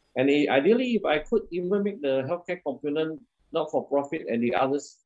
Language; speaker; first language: English; non-native, local second language; Min Nan Chinese